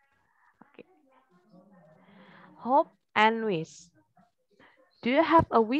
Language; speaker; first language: English; non-native, learner; Indonesian